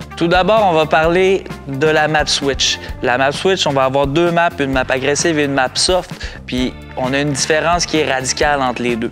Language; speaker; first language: French; native; French